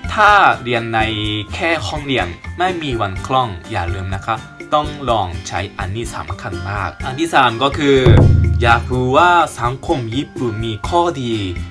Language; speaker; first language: Thai; non-native, fluent; Japanese